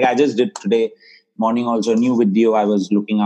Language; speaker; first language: English; non-native, local second language; Hindi